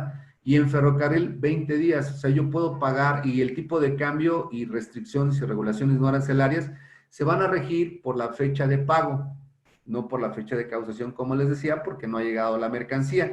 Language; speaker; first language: Spanish; native; Spanish